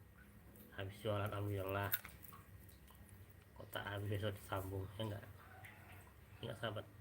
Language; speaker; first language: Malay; non-native, local second language; Minangkabau